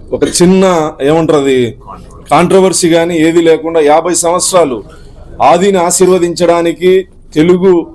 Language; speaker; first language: Telugu; native; Telugu